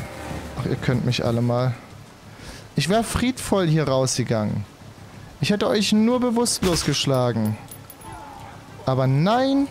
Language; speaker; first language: German; native; German